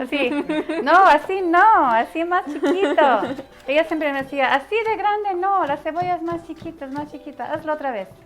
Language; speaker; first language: Spanish; early bilingual, heritage; Spanish